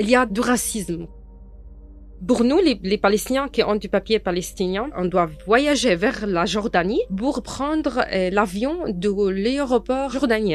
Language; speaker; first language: French; non-native, fluent; Arabic